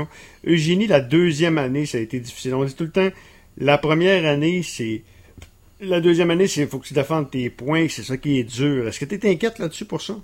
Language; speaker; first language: French; native; French